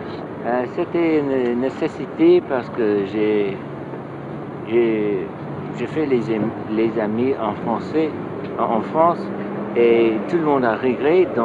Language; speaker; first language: French; non-native, fluent; English